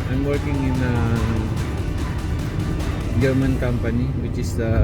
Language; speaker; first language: English; non-native, local second language; Filipino